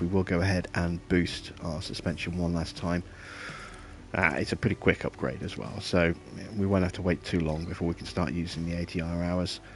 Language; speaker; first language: English; native; English